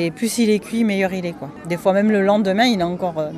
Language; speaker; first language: French; early bilingual, other home language; Spanish